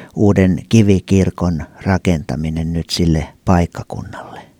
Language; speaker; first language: Finnish; native; Finnish